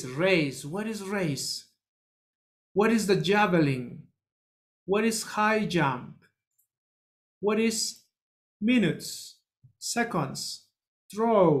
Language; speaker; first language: English; non-native, learner; Spanish